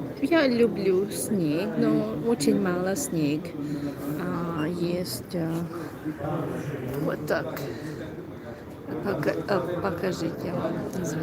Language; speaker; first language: Russian; non-native, learner; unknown